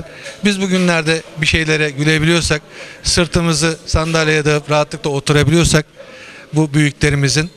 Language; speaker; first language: Turkish; native; Turkish